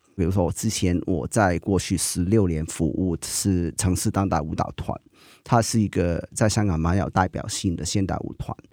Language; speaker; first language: Chinese; non-native, local second language; Cantonese